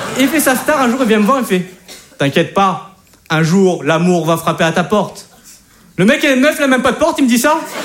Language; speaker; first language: French; native; French